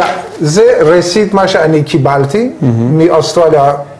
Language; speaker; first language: Hebrew; non-native, learner; Persian